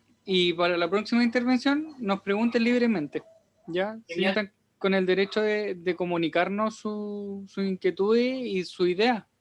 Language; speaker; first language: Spanish; native; Spanish